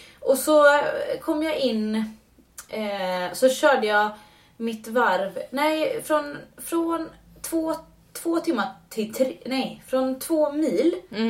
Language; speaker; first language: Swedish; native; Swedish